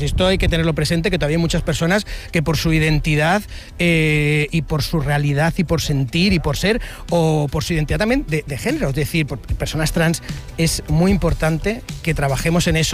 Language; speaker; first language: Spanish; native; Spanish